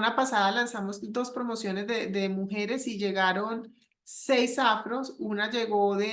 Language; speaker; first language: Spanish; native; Spanish